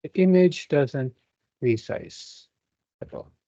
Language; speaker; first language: English; non-native, local second language; Filipino